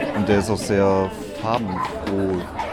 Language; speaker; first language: German; native; German